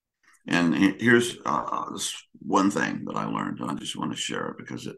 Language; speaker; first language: English; native; English